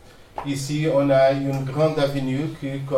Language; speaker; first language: French; non-native, fluent; Portuguese